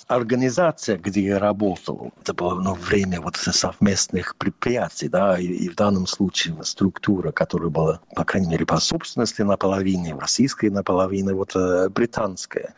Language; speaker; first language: Russian; non-native, fluent; English